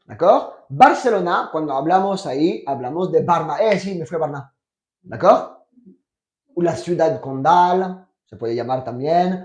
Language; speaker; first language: Spanish; non-native, fluent; French